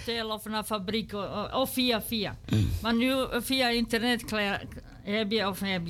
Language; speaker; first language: Dutch; non-native, learner; Serbian